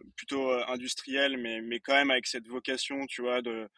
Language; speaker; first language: French; native; French